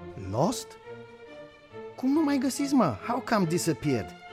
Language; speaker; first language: Romanian; native; Romanian